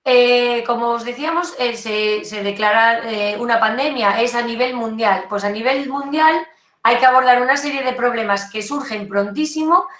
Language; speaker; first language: Spanish; native; Spanish